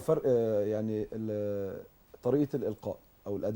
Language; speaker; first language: Arabic; native; Arabic